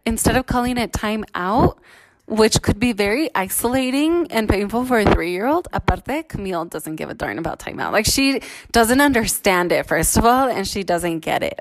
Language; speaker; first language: English; early bilingual, other home language; Spanish